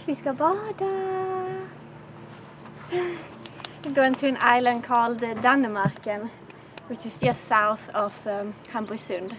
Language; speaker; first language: English; non-native, fluent; Swedish